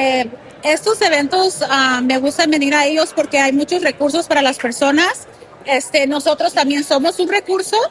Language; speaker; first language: Spanish; early bilingual, heritage; Spanish